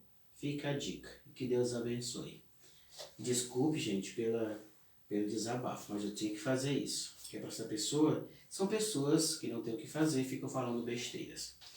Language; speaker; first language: Portuguese; native; Portuguese